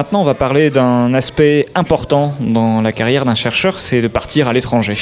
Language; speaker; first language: French; native; French